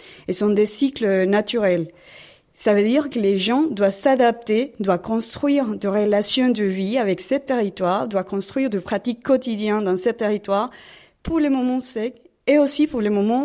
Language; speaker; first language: French; non-native, fluent; Spanish